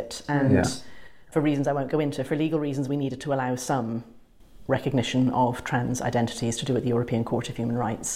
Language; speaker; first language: English; native; English